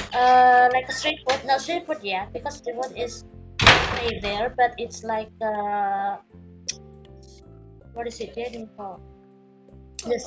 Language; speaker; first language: English; non-native, learner; Indonesian